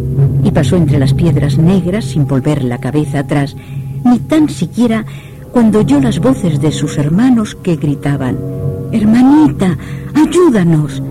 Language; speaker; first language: Spanish; native; Spanish